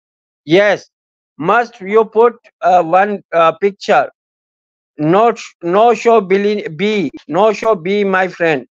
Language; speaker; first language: English; non-native, learner; Urdu